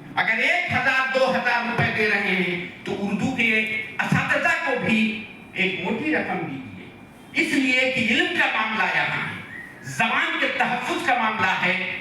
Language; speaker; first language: Urdu; native; Urdu